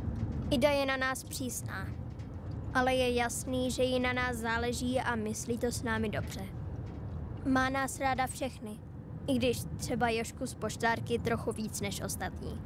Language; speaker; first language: Czech; native; Czech